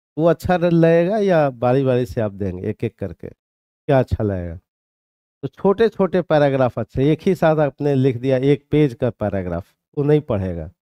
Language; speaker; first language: Hindi; native; Hindi